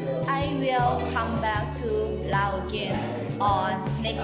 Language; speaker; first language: English; non-native, learner; Lao